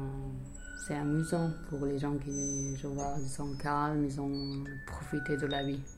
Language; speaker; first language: French; non-native, learner; Persian